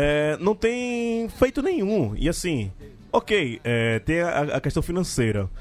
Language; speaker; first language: Portuguese; native; Portuguese